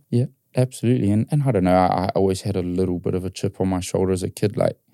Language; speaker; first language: English; native; English